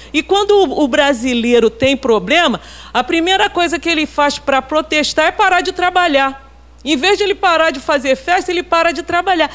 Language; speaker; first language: Portuguese; native; Portuguese